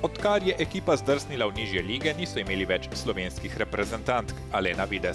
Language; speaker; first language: Slovenian; native; Slovenian